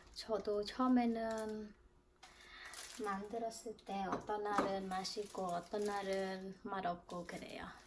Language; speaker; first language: Korean; non-native, fluent; Khmer